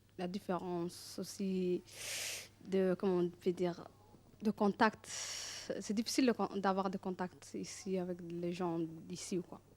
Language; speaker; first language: French; early bilingual, other home language; Arabic